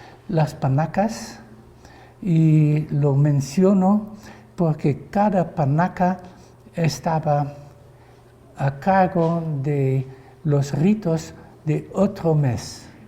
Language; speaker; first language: Spanish; non-native, fluent; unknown